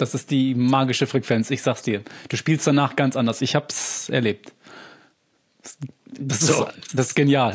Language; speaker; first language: German; native; German